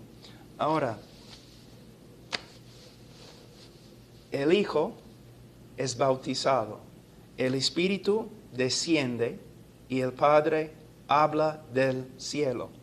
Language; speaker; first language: Spanish; non-native, fluent; English